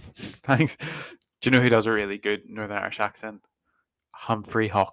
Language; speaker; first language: English; native; English